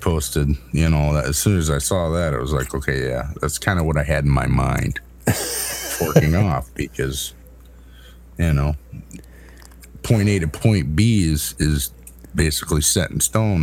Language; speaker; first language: English; native; English